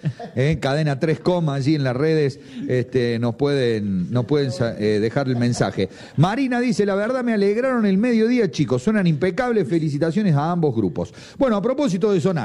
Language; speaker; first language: Spanish; native; Spanish